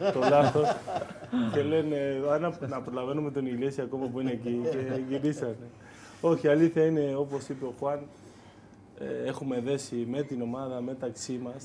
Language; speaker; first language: Greek; non-native, fluent; Spanish